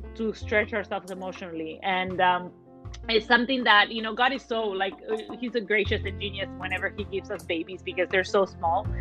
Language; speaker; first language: English; early bilingual, other home language; Spanish